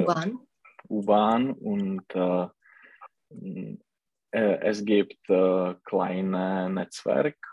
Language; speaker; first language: German; non-native, learner; Czech